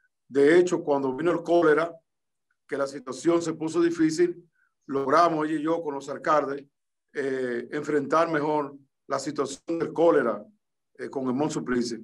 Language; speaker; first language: Spanish; native; Spanish